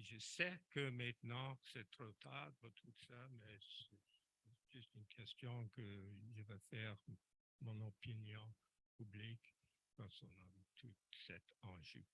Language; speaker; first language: French; non-native, local second language; English